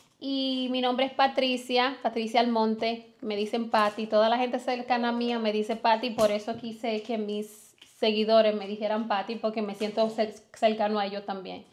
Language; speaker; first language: Spanish; native; Spanish